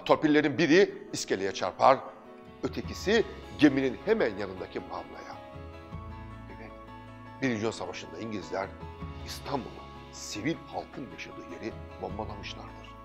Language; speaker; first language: Turkish; native; Turkish